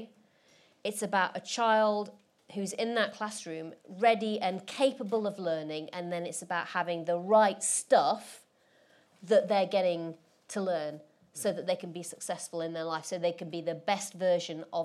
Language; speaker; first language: English; native; English